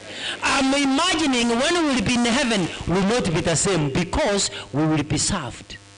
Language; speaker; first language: English; non-native, local second language; Gusii